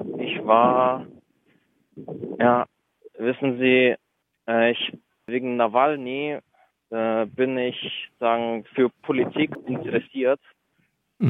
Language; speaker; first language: German; early bilingual, other home language; Russian